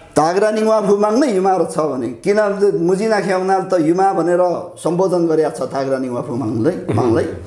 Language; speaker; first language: Nepali; non-native, local second language; Limbu